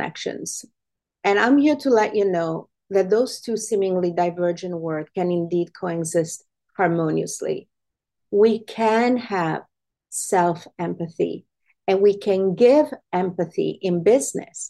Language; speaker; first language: English; non-native, fluent; Italian